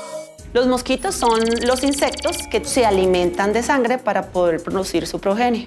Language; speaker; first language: Spanish; native; Spanish